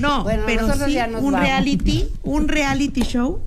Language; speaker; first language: Spanish; native; Spanish